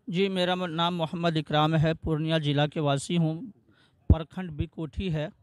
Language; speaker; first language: Hindi; native; Hindi